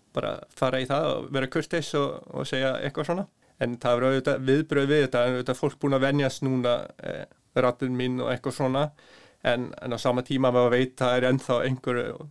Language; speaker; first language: Icelandic; non-native, fluent; Danish